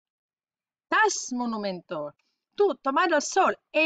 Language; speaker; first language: Spanish; non-native, fluent; English